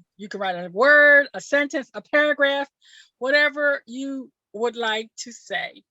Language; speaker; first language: English; native; English